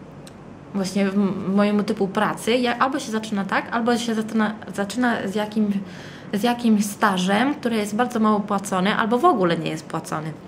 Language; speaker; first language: Polish; early bilingual, heritage; Italian